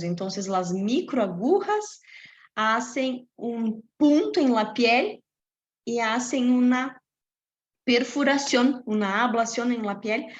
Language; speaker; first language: Spanish; non-native, fluent; Portuguese